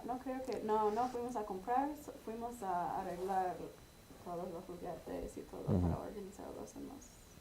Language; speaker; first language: Spanish; non-native, fluent; English